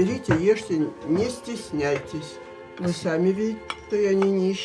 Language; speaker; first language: Russian; native; Russian